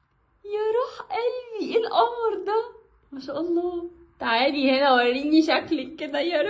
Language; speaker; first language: Arabic; native; Arabic